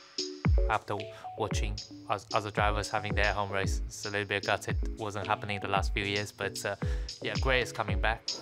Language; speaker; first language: English; non-native, local second language; Chinese